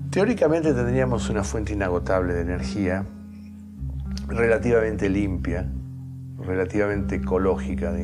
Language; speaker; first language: Spanish; native; Spanish